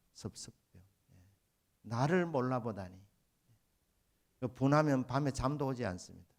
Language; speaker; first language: Korean; native; Korean